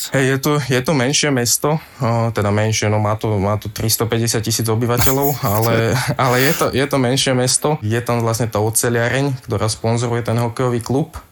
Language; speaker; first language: Slovak; native; Slovak